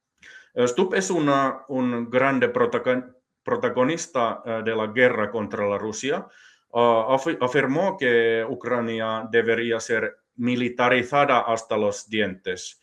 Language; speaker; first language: Spanish; non-native, fluent; Finnish